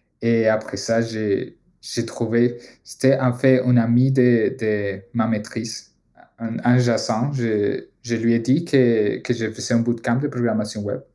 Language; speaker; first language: French; non-native, fluent; Spanish